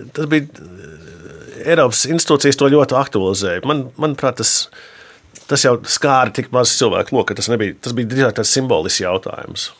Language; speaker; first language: Latvian; early bilingual, heritage; Latvian